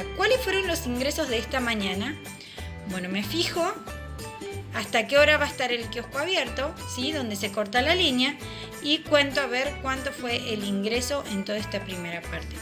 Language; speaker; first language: Spanish; native; Spanish